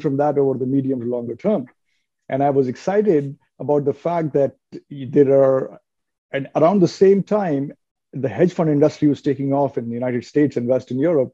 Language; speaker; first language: English; non-native, local second language; Hindi